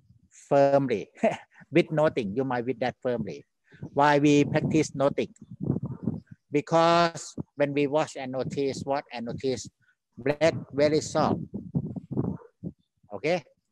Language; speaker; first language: English; non-native, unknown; Thai